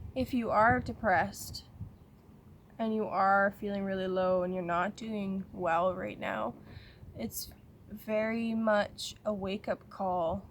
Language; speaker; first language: English; native; English